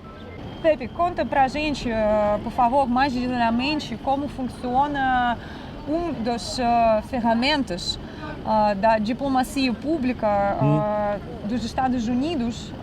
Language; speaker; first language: Portuguese; non-native, fluent; Russian